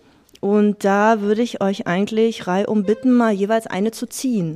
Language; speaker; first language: German; native; German